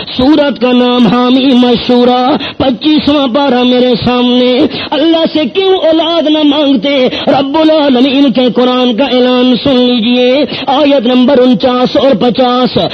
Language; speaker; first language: Urdu; non-native, local second language; Pashto